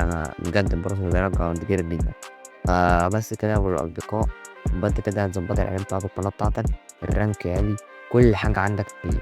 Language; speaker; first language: Arabic; native; Arabic